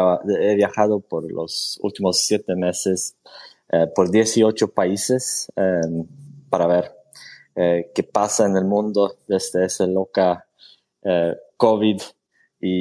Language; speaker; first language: Spanish; non-native, fluent; Swedish